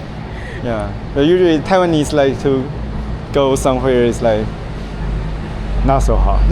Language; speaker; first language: English; non-native, learner; Chinese